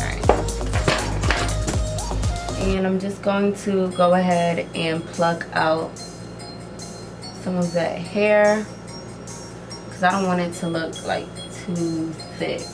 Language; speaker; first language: English; native; English